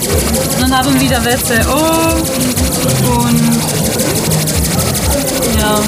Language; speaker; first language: German; non-native, fluent; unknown